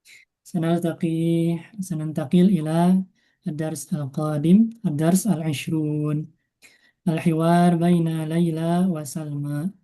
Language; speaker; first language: Arabic; non-native, fluent; Indonesian